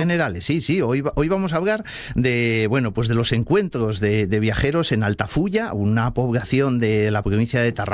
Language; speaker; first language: Spanish; native; Spanish